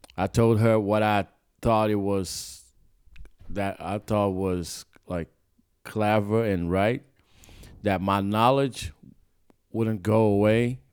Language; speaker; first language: English; non-native, fluent; Portuguese